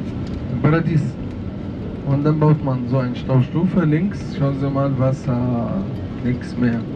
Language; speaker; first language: German; non-native, fluent; Arabic